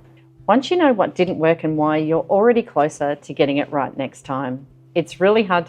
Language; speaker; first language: English; native; English